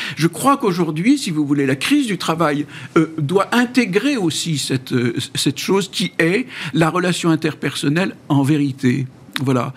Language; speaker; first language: French; native; French